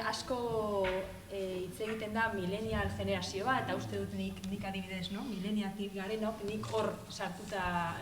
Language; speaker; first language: Basque; non-native, local second language; Spanish